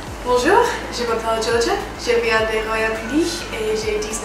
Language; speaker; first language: French; non-native, fluent; English